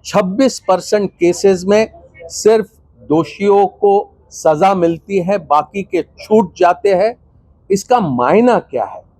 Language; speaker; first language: Hindi; non-native, local second language; Gujarati